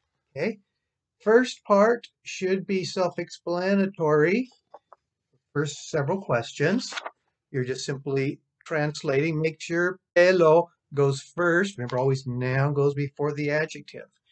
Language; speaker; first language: English; native; English